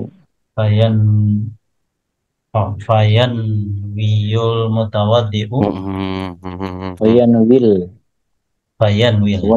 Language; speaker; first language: Arabic; non-native, learner; Indonesian